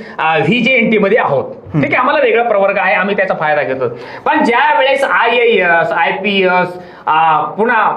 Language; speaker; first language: Marathi; non-native, local second language; Lambadi